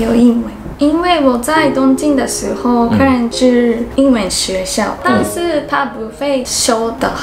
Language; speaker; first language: Chinese; non-native, learner; Japanese